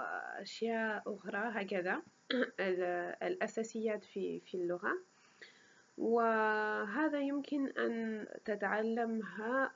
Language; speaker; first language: Arabic; non-native, fluent; French